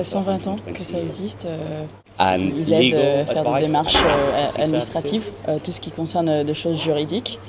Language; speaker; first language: French; non-native, fluent; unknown